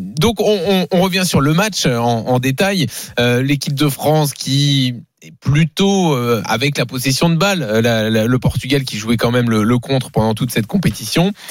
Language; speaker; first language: French; native; French